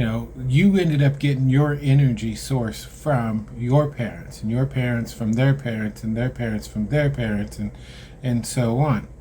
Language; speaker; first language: English; native; English